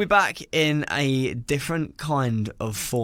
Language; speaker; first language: English; native; English